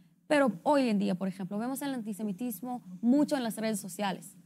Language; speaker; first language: Spanish; non-native, fluent; Hebrew